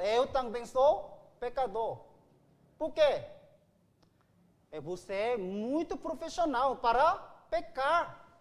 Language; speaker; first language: Portuguese; non-native, learner; Korean